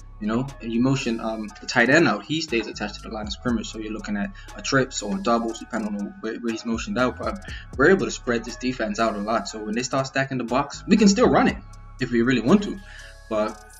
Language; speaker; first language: English; native; English